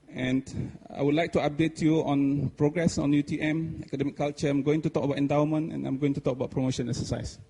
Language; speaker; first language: English; non-native, local second language; Malay